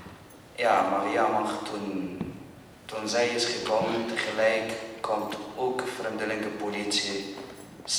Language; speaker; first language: Dutch; non-native, learner; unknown